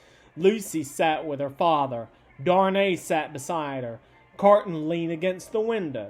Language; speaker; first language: English; native; English